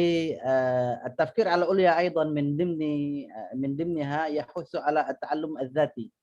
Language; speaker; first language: Arabic; non-native, fluent; Indonesian